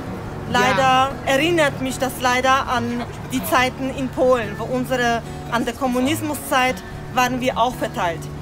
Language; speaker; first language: German; non-native, fluent; Polish